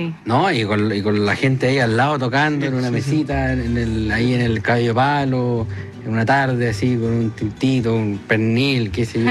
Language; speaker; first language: Spanish; native; Spanish